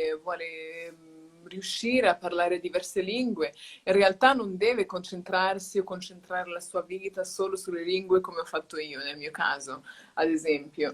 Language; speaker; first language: Italian; early bilingual, other home language; Arabic